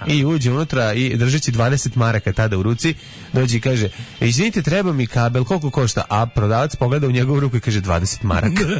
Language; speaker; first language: Serbian; native; Serbian